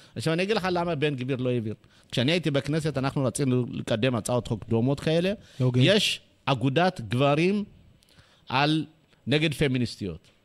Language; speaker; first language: Hebrew; non-native, fluent; Amharic